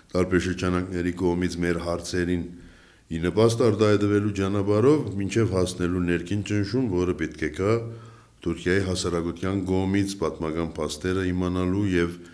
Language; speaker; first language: Armenian; early bilingual, heritage; Armenian